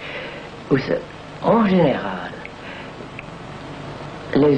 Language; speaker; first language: French; non-native, fluent; Telugu